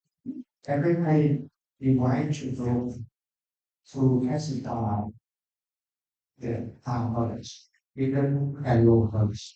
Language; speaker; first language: English; non-native, learner; Thai